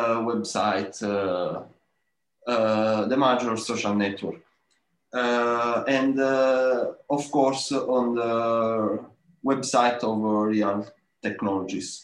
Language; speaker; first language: English; non-native, learner; Italian